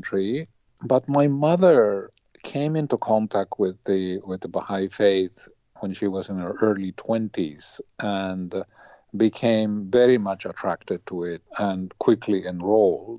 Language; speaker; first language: English; non-native, fluent; Spanish